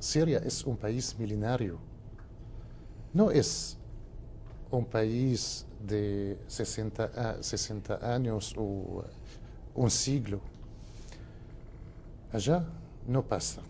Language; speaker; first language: Spanish; non-native, fluent; Arabic